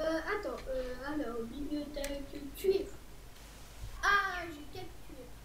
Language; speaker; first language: French; native; French